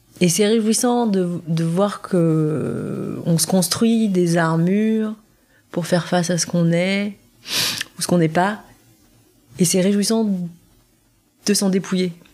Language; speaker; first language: French; native; French